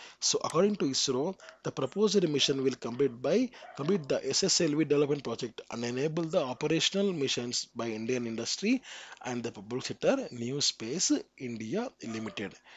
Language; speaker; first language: English; non-native, local second language; Telugu